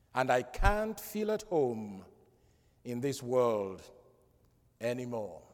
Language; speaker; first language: English; non-native, local second language; Krio